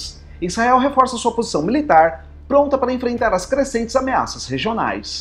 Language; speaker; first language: Portuguese; native; Portuguese